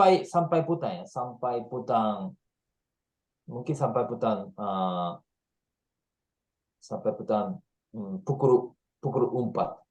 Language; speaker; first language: Indonesian; non-native, learner; Japanese